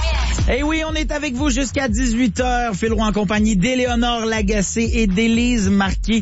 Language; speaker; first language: French; native; French